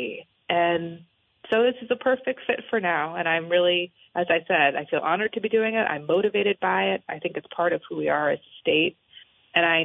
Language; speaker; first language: English; native; English